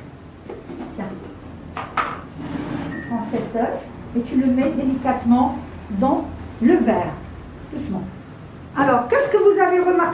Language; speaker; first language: French; non-native, local second language; Arabic